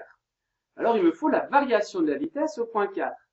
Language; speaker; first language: French; native; French